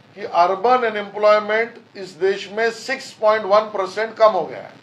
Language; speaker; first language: Hindi; non-native, local second language; Marathi